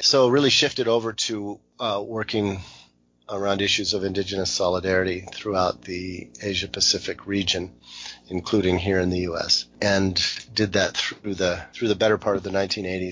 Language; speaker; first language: English; native; English